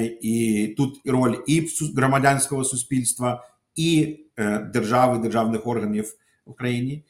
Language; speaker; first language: Ukrainian; non-native, local second language; Russian